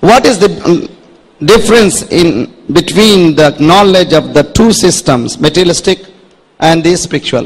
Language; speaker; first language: English; non-native, local second language; Urdu